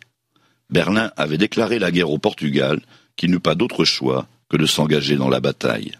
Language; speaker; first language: French; native; French